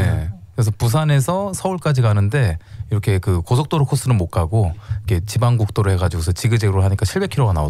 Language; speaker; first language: Korean; native; Korean